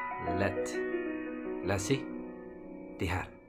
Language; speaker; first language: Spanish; non-native, learner; English